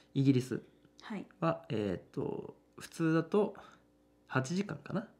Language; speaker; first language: Japanese; native; Japanese